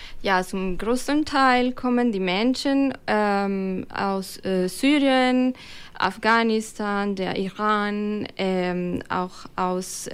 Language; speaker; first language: German; non-native, fluent; Spanish